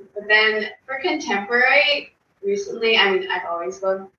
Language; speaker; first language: English; native; English